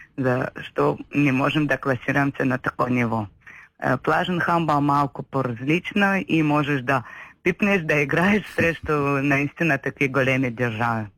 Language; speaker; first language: Bulgarian; non-native, learner; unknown